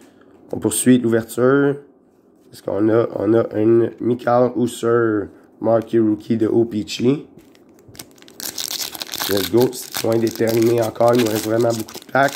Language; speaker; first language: French; native; French